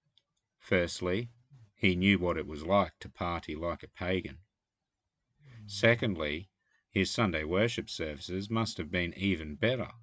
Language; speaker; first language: English; native; English